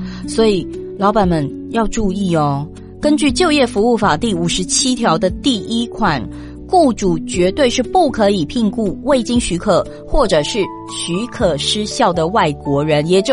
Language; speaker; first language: Chinese; native; Chinese